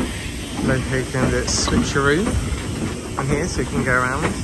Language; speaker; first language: English; native; English